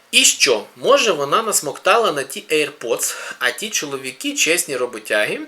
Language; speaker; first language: Ukrainian; native; Ukrainian